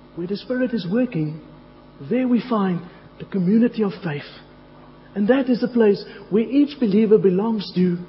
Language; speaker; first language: English; non-native, local second language; Afrikaans